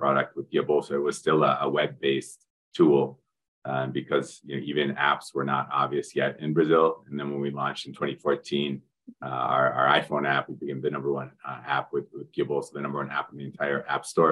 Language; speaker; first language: English; native; English